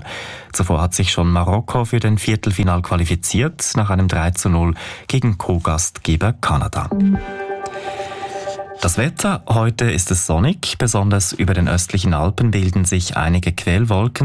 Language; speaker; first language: German; native; German